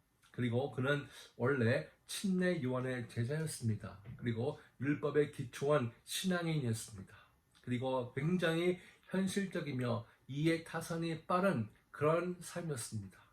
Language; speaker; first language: Korean; native; Korean